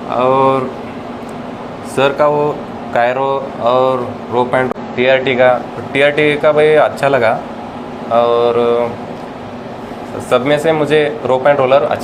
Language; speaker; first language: Hindi; non-native, local second language; Kannada